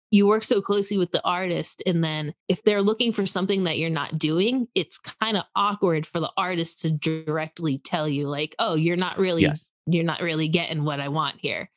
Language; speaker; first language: English; native; English